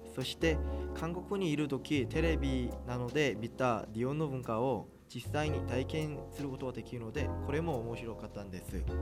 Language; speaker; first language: Japanese; non-native, fluent; Korean